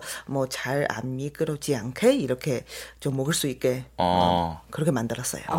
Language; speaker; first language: Korean; non-native, fluent; Chinese